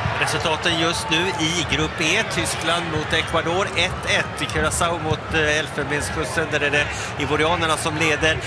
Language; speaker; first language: Swedish; native; Swedish